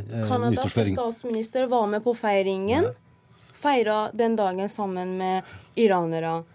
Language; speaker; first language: Norwegian; non-native, fluent; Persian